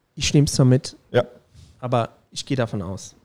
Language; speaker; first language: German; native; German